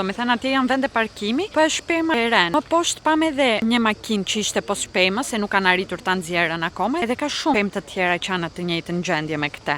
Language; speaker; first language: Albanian; early bilingual, heritage; Albanian